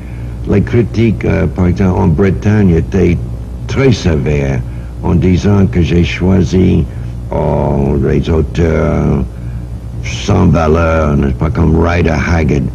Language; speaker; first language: French; non-native, learner; English